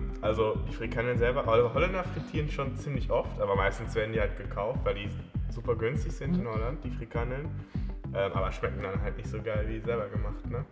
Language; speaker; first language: German; early bilingual, heritage; Dutch